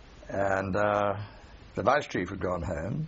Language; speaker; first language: English; native; English